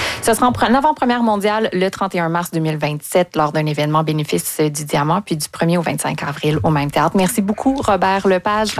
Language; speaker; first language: French; native; French